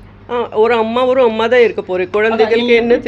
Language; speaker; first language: Tamil; non-native, fluent; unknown